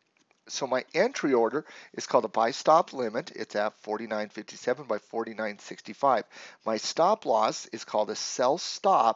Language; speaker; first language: English; native; English